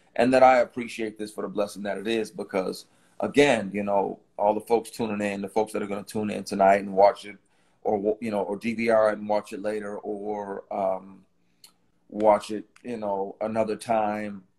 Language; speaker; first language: English; native; English